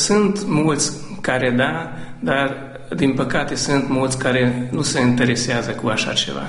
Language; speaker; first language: Romanian; non-native, local second language; Hungarian